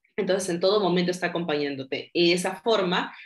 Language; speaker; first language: Spanish; native; Spanish